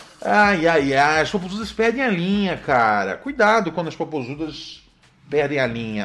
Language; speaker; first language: Portuguese; native; Portuguese